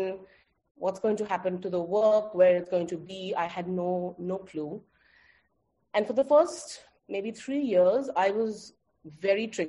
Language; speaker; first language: English; non-native, local second language; Bangla